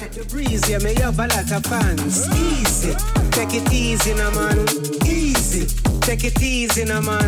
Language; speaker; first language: English; native; English